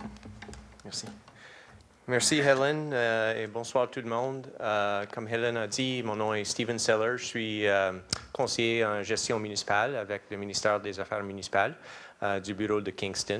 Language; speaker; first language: French; non-native, learner; English